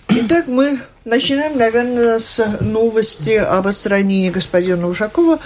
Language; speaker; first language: Russian; native; Russian